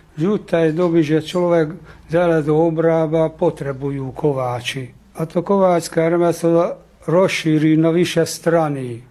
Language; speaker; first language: Slovak; native; Slovak